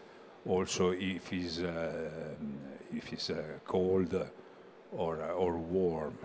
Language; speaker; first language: English; non-native, learner; Italian